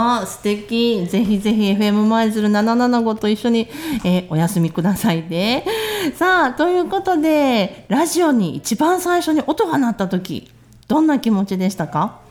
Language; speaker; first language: Japanese; native; Japanese